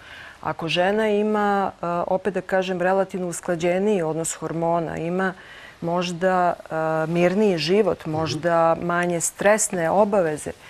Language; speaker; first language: Croatian; native; Croatian